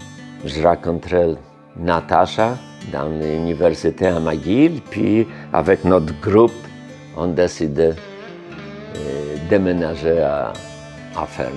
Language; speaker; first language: French; non-native, learner; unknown